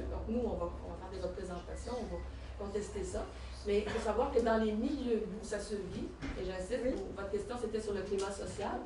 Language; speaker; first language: French; native; French